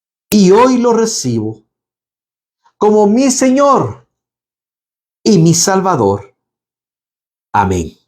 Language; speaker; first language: Spanish; native; Spanish